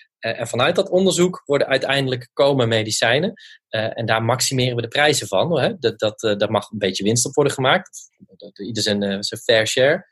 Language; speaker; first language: Dutch; native; Dutch